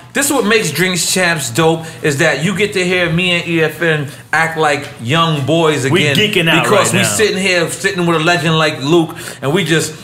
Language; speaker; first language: English; native; English